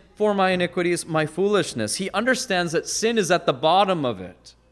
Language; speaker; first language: English; native; English